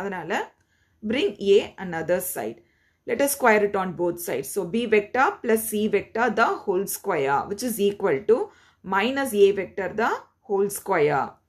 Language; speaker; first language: English; non-native, local second language; Tamil